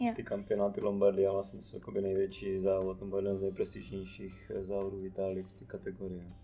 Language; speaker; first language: Czech; native; Czech